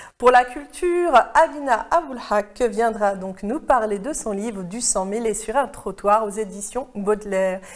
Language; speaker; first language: French; native; French